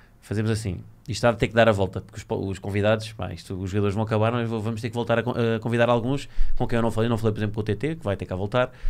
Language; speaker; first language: Portuguese; native; Portuguese